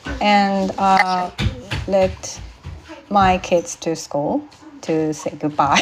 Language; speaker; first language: English; non-native, learner; Japanese